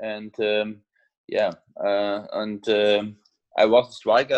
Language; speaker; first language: English; non-native, learner; German